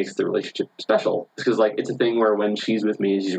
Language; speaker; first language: English; native; English